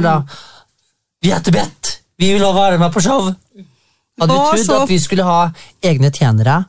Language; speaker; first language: Norwegian; native; Norwegian